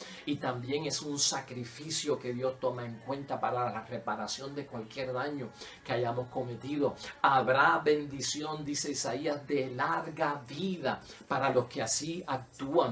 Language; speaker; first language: Spanish; native; Spanish